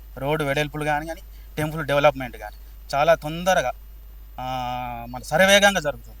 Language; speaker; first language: Telugu; native; Telugu